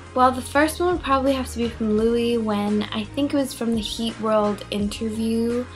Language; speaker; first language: English; non-native, local second language; Filipino